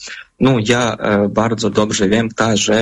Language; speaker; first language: Polish; non-native, fluent; Ukrainian